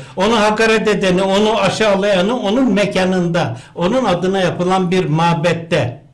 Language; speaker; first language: Turkish; native; Turkish